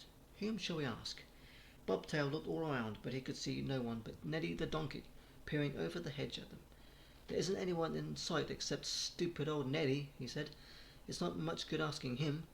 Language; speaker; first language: English; native; English